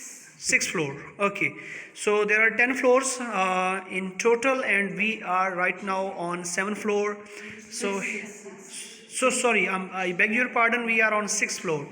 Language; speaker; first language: English; non-native, local second language; Urdu